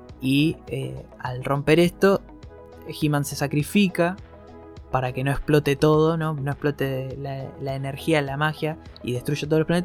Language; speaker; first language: Spanish; native; Spanish